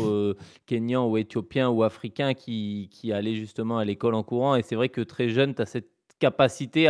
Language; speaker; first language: French; native; French